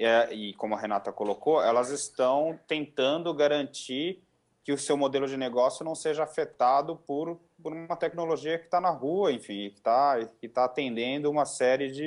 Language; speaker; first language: Portuguese; native; Portuguese